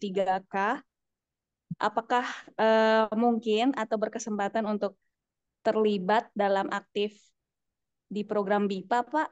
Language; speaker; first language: Indonesian; native; Indonesian